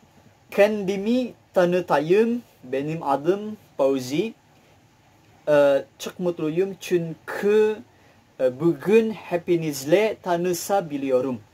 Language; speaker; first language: Turkish; non-native, learner; Indonesian